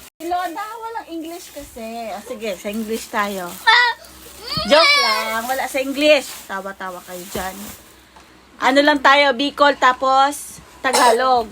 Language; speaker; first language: Filipino; non-native, local second language; Bikol